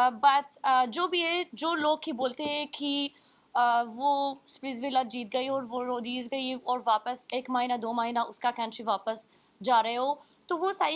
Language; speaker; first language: Hindi; non-native, learner; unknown